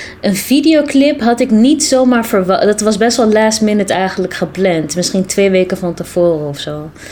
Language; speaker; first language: Dutch; early bilingual, other home language; Tigrinya